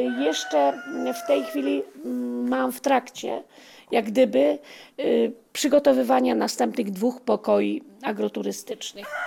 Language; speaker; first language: Polish; native; Polish